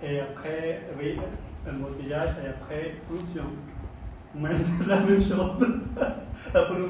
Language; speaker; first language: French; non-native, learner; Khmer